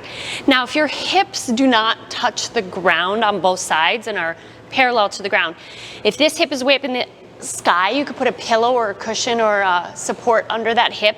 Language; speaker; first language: English; native; English